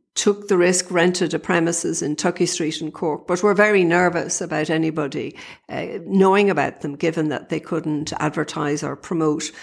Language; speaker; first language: English; native; English